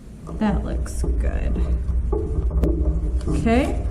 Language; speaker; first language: English; native; English